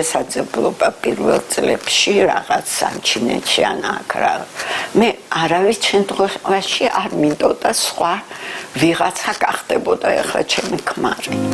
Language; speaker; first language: Georgian; early bilingual, heritage; Georgian